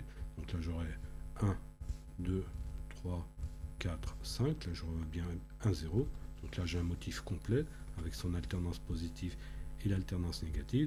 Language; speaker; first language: French; native; French